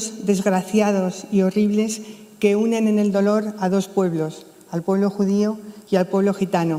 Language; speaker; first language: Spanish; native; Spanish